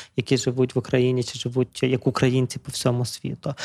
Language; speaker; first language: Ukrainian; native; Ukrainian